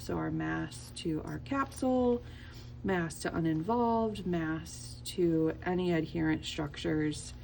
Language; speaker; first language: English; native; English